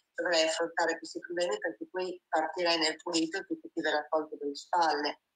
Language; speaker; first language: Italian; native; Italian